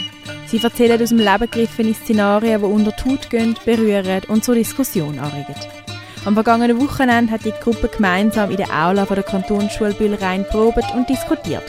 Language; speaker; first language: German; native; German